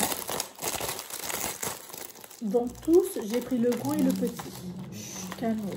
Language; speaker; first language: French; native; French